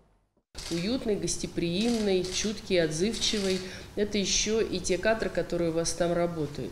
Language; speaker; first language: Russian; native; Russian